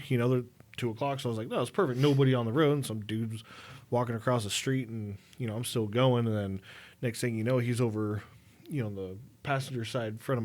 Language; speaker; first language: English; native; English